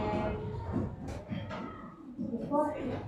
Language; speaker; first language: English; non-native, learner; Indonesian